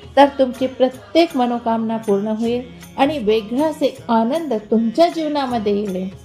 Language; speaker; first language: Marathi; non-native, local second language; Hindi